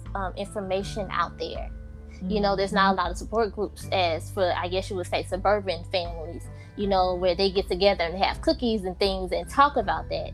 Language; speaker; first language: English; native; English